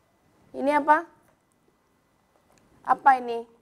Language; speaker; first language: Indonesian; native; Indonesian